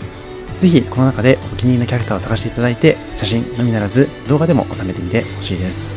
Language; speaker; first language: Japanese; native; Japanese